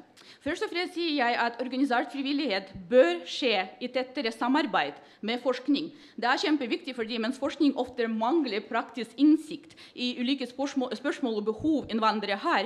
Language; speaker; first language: Norwegian; non-native, fluent; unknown